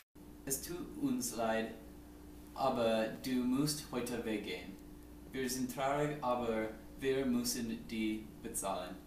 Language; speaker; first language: German; non-native, learner; English